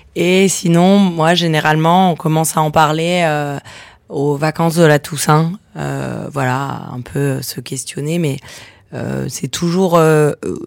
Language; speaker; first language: French; early bilingual, heritage; Spanish